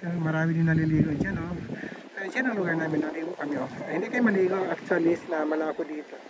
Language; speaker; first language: Filipino; non-native, local second language; Chavacano